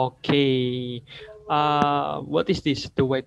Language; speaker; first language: English; non-native, learner; Indonesian